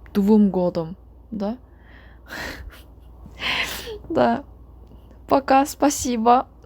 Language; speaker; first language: Russian; non-native, learner; Korean